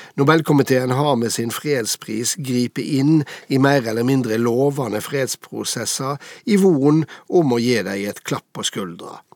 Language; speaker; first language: Norwegian; native; Norwegian